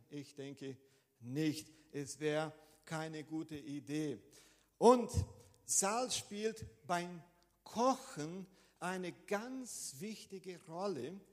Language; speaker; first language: German; non-native, fluent; Portuguese